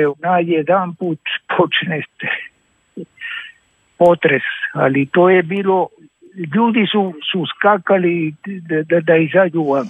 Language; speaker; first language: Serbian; early bilingual, heritage; Serbian